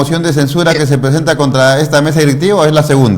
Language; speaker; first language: Spanish; native; Spanish